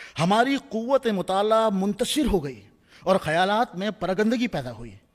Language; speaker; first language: Urdu; native; Urdu